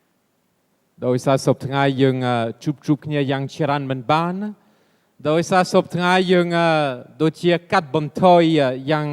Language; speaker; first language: Khmer; non-native, fluent; French